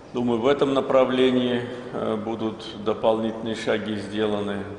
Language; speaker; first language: Russian; non-native, local second language; Azerbaijani